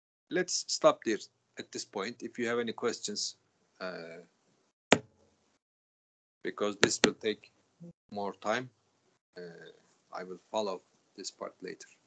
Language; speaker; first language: English; non-native, fluent; Turkish